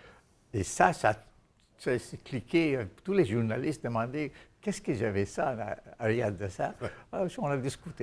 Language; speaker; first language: French; non-native, fluent; Bangla